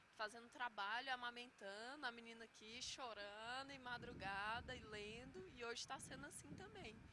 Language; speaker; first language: Portuguese; native; Portuguese